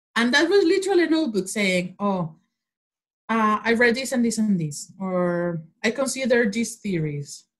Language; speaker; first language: English; non-native, fluent; Spanish